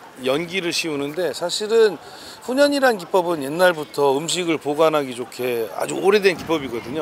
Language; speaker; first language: Korean; native; Korean